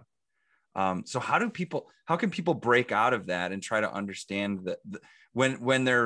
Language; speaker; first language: English; native; English